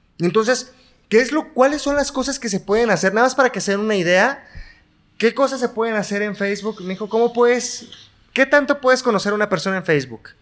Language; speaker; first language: Spanish; native; Spanish